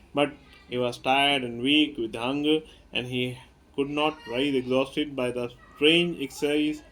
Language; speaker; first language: English; non-native, local second language; Hindi